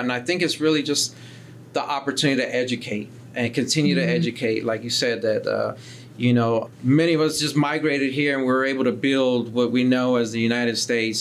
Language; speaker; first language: English; early bilingual, other home language; Spanish